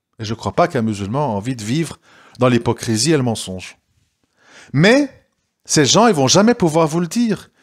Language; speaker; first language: French; native; French